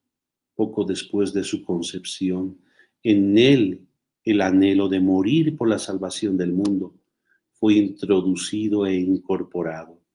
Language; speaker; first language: Spanish; native; Spanish